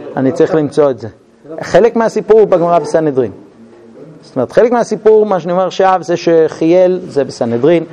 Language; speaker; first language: Hebrew; non-native, fluent; English